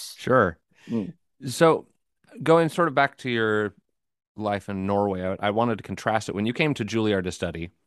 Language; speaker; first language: English; native; English